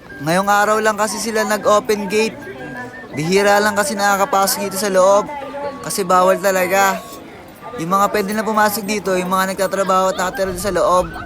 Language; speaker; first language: Filipino; native; Filipino